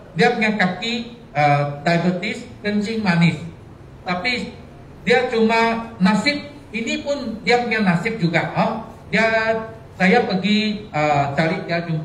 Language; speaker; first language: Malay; non-native, local second language; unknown